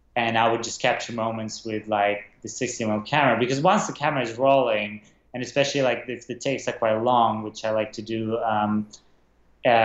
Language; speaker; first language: English; non-native, fluent; Russian